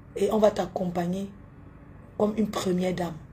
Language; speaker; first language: French; native; French